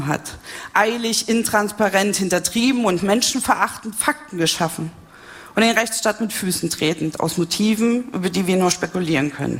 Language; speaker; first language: German; native; German